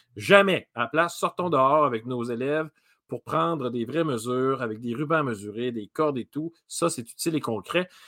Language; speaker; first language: French; native; French